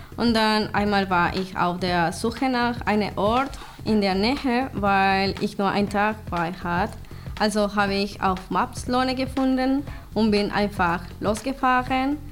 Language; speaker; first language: German; non-native, learner; Spanish